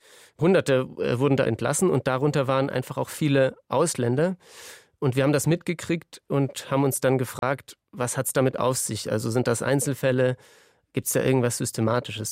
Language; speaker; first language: German; native; German